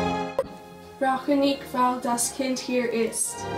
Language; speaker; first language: German; non-native, learner; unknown